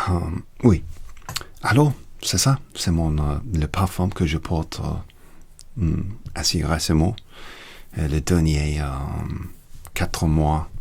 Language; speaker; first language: French; non-native, learner; English